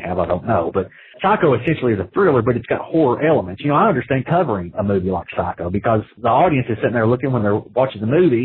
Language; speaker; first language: English; native; English